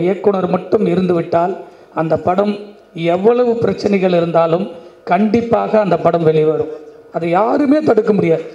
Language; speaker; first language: Tamil; native; Tamil